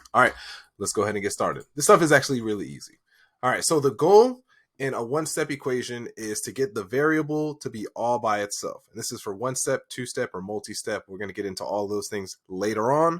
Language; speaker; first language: English; native; English